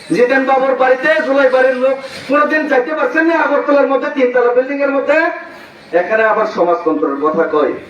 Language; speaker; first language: Bangla; non-native, local second language; Kok Borok